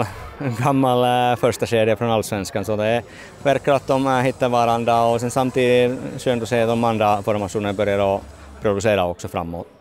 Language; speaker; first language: Swedish; non-native, fluent; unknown